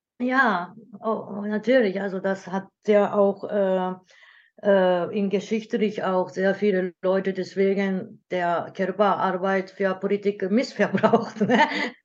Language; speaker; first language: German; non-native, learner; Japanese